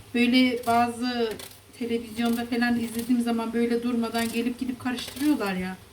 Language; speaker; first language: Turkish; native; Turkish